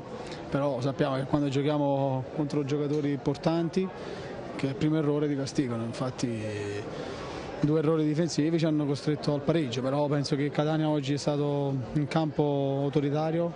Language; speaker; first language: Italian; native; Italian